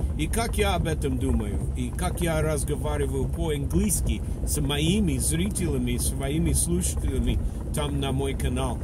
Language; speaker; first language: Russian; non-native, fluent; English